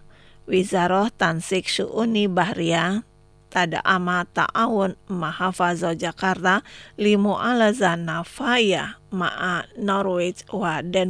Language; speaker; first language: Arabic; non-native, fluent; Indonesian